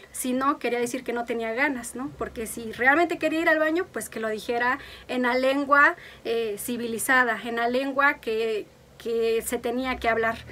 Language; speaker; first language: Spanish; non-native, local second language; Mixtepec Mixtec